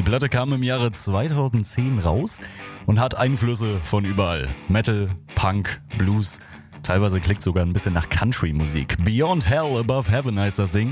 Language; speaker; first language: German; native; German